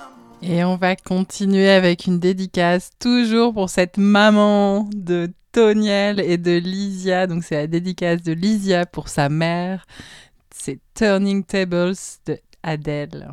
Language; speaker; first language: French; native; French